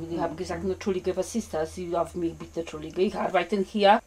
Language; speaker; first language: German; non-native, learner; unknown